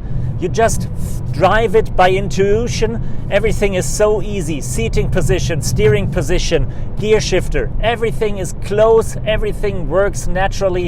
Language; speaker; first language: English; non-native, fluent; German